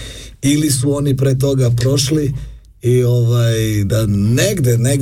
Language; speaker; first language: Serbian; native; Serbian